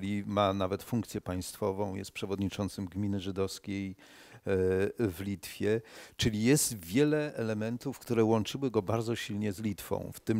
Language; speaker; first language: Polish; native; Polish